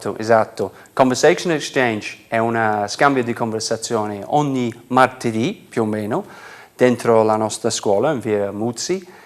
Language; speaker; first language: Italian; non-native, fluent; English